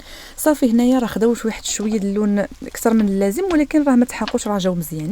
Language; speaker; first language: Arabic; native; Arabic